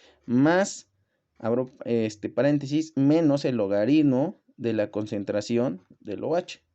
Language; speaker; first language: Spanish; native; Spanish